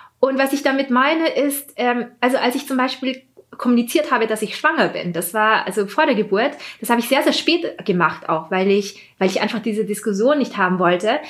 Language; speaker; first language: German; early bilingual, other home language; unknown